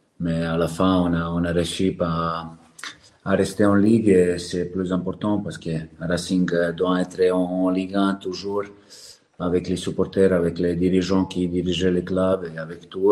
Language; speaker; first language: French; non-native, learner; Serbian